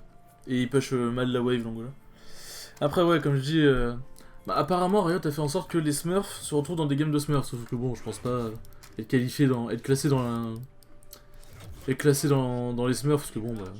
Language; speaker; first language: French; native; French